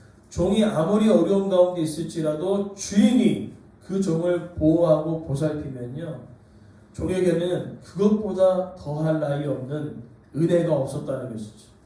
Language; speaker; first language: Korean; native; Korean